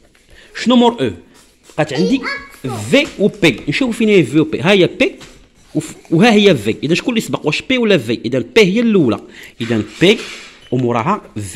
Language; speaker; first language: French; non-native, local second language; Arabic